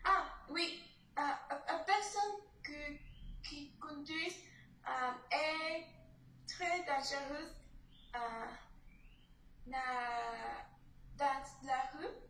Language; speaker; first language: French; non-native, learner; Spanish